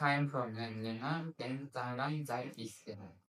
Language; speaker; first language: German; non-native, learner; Turkish